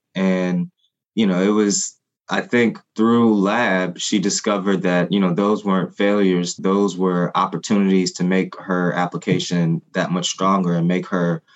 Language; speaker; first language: English; non-native, fluent; Haitian Creole